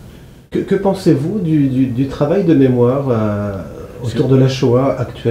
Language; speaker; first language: French; native; French